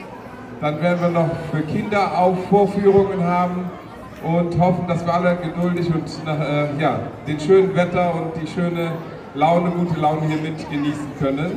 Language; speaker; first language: German; non-native, fluent; Bangla